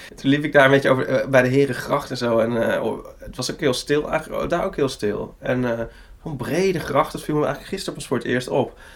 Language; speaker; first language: Dutch; native; Dutch